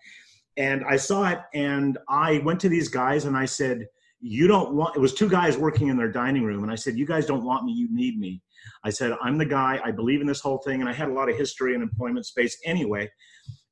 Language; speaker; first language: English; native; English